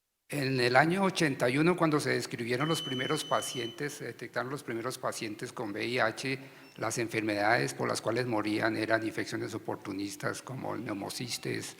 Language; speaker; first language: Spanish; native; Spanish